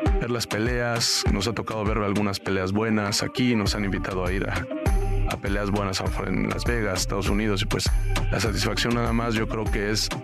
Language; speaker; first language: Spanish; native; Spanish